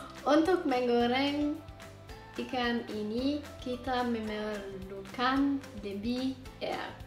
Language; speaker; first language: Indonesian; non-native, learner; English